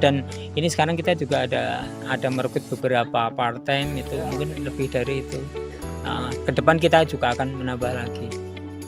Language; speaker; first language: Indonesian; native; Indonesian